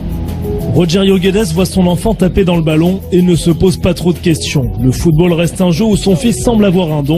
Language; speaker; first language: French; native; French